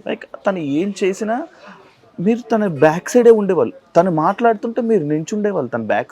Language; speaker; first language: Telugu; native; Telugu